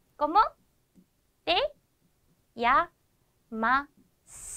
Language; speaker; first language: Spanish; non-native, fluent; Korean